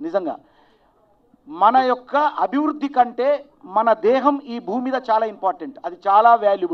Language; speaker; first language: Telugu; native; Telugu